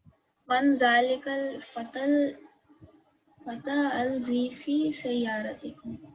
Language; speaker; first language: Arabic; non-native, learner; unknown